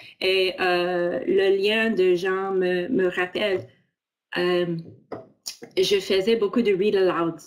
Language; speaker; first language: French; non-native, fluent; English